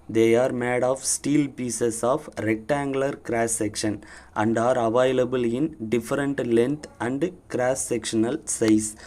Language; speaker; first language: English; non-native, local second language; Tamil